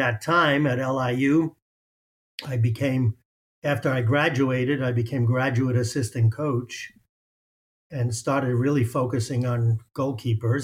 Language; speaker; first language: English; native; English